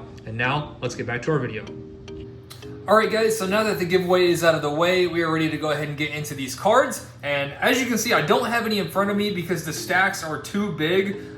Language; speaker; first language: English; native; English